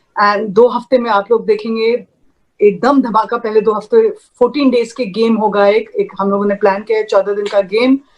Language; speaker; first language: Hindi; native; Hindi